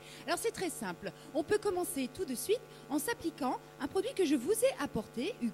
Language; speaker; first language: French; native; French